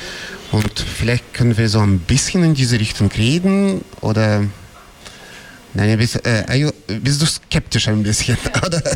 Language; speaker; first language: German; non-native, fluent; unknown